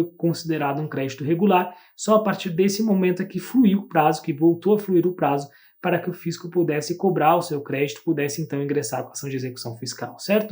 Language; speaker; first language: Portuguese; native; Portuguese